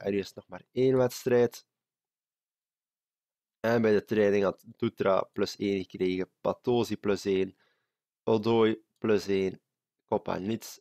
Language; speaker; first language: Dutch; native; Dutch